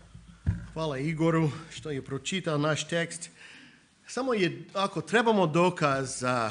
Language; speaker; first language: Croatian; non-native, fluent; English